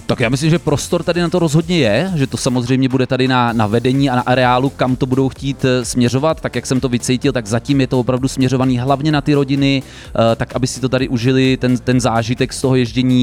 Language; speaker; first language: Czech; native; Czech